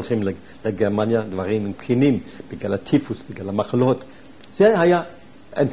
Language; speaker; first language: Hebrew; non-native, fluent; German